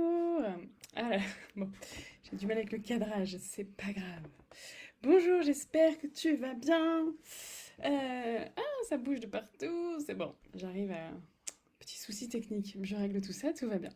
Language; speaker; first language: French; native; French